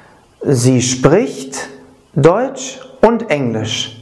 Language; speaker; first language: German; non-native, fluent; Arabic